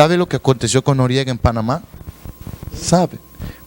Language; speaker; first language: Portuguese; non-native, learner; Spanish